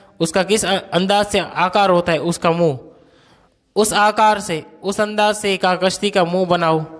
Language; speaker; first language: Urdu; non-native, local second language; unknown